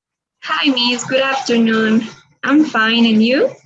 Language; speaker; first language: English; non-native, learner; Spanish